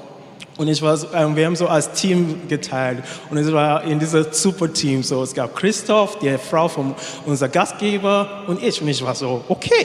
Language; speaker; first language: German; non-native, learner; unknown